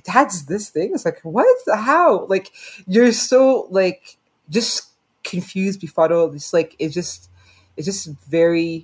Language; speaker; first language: English; native; English